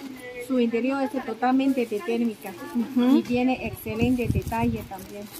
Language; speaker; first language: Spanish; non-native, learner; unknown